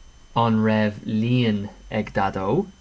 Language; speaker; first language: Irish; non-native, local second language; English